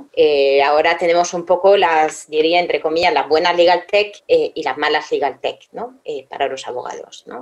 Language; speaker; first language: Spanish; non-native, fluent; French